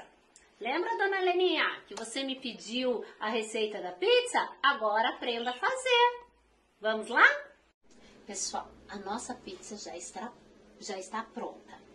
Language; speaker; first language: Portuguese; native; Portuguese